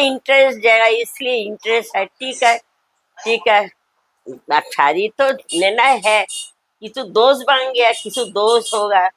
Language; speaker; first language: Hindi; non-native, local second language; Bangla